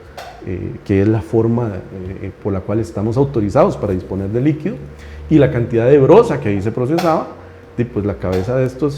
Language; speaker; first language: Spanish; native; Spanish